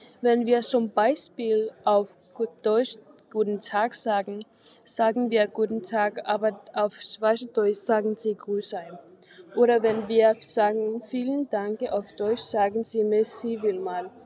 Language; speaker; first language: German; non-native, learner; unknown